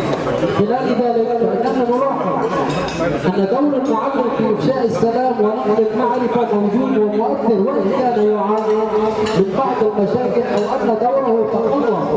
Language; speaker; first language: Arabic; native; Arabic